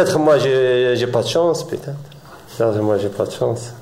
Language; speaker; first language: French; non-native, learner; Arabic